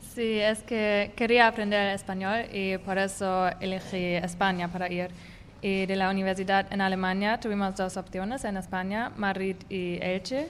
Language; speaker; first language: Spanish; non-native, fluent; German